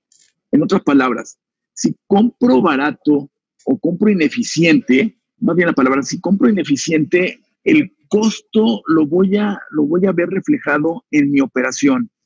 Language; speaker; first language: Spanish; native; Spanish